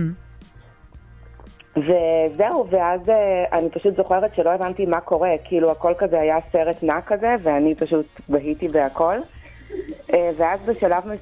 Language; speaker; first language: Hebrew; early bilingual, other home language; Russian